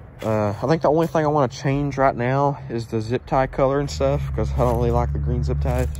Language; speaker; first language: English; native; English